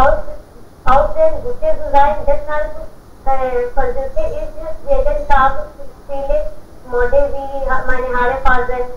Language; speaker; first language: German; non-native, learner; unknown